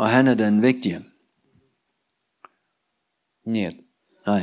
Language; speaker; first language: Danish; non-native, learner; Russian